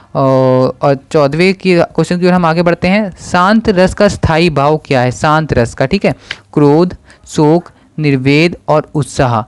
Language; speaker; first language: Hindi; native; Hindi